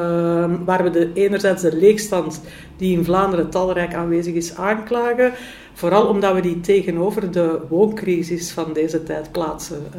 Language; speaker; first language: Dutch; native; Dutch